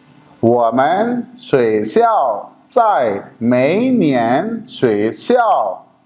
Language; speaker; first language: Chinese; non-native, fluent; Urdu